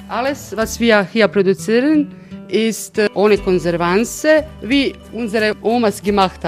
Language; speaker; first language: German; non-native, learner; Croatian